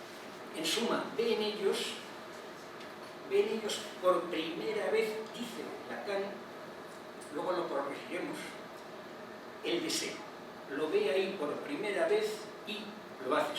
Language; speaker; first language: Spanish; native; Spanish